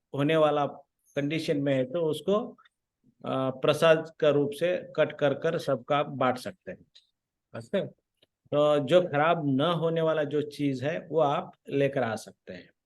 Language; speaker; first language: Hindi; non-native, local second language; Marathi